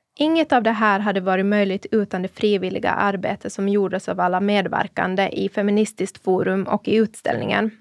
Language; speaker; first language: Swedish; native; Swedish